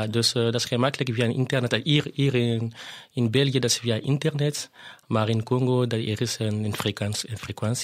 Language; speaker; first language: Dutch; non-native, fluent; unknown